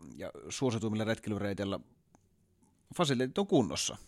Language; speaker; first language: Finnish; native; Finnish